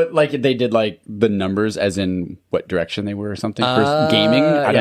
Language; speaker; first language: English; native; English